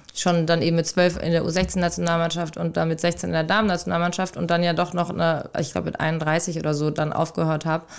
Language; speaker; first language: German; native; German